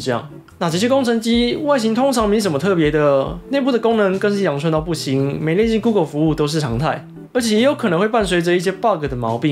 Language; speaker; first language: Chinese; native; Chinese